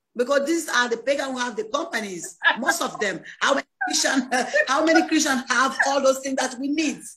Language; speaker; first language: English; non-native, learner; French